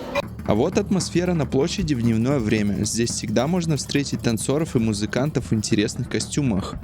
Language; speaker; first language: Russian; native; Russian